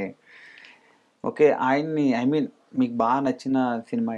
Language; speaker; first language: Telugu; native; Telugu